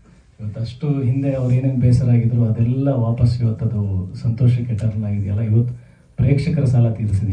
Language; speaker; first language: Kannada; native; Kannada